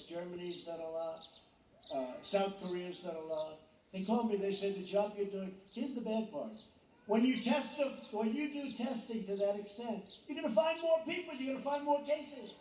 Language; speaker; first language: English; native; English